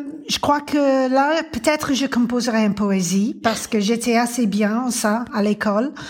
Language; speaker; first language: French; non-native, fluent; English